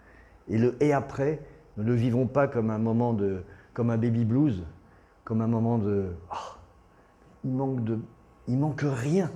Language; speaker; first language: French; native; French